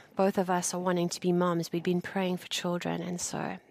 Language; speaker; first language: English; native; English